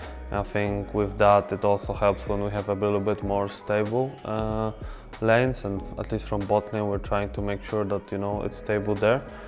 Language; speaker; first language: English; non-native, fluent; Polish